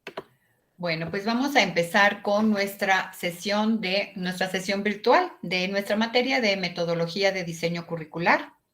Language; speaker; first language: Spanish; native; Spanish